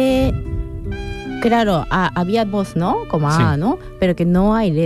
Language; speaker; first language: Spanish; non-native, fluent; Japanese